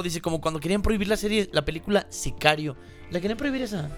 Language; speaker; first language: Spanish; native; Spanish